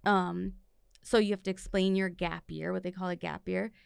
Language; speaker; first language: English; native; English